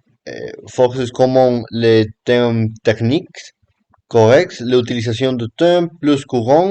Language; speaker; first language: French; non-native, learner; Spanish